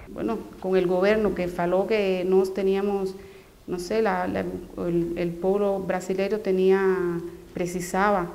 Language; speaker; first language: Portuguese; non-native, learner; Spanish